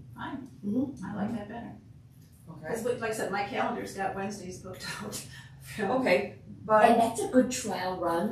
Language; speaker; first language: English; native; English